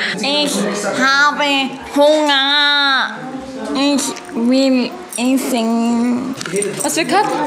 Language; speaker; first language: German; native; German